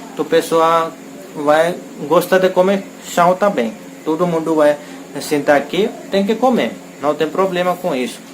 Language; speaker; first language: Portuguese; non-native, learner; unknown